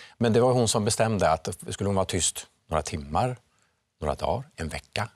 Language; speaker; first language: Swedish; early bilingual, other home language; Finnish